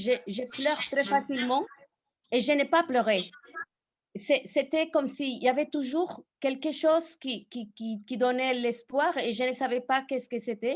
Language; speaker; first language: French; non-native, fluent; Spanish